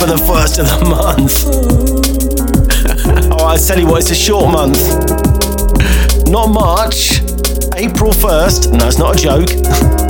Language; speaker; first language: English; native; English